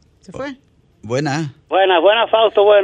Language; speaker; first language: Spanish; native; Spanish